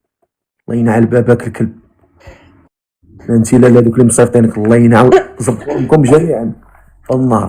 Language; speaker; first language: Arabic; native; Arabic